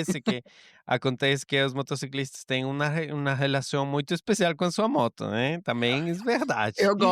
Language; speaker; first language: Portuguese; non-native, learner; Spanish